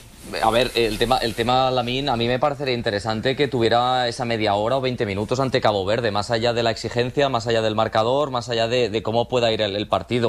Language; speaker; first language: Spanish; native; Spanish